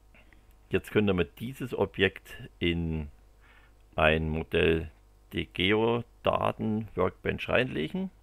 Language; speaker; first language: German; native; German